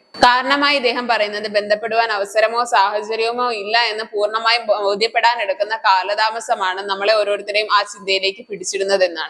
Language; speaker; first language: Malayalam; native; Malayalam